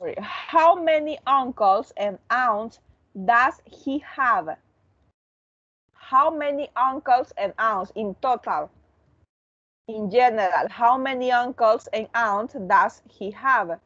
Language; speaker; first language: English; non-native, learner; Spanish